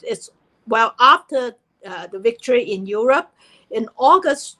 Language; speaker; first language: English; non-native, fluent; Chinese